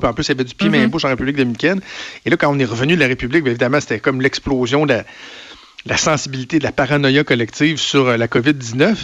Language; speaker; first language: French; native; French